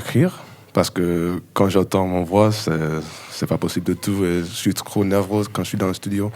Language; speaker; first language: French; non-native, learner; English